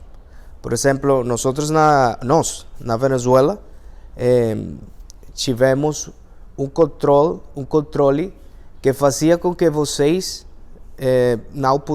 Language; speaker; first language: Portuguese; non-native, fluent; Spanish